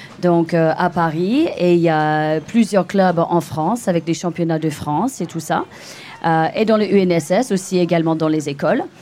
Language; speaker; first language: French; non-native, fluent; English